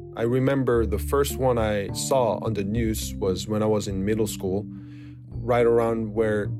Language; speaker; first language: English; non-native, fluent; Korean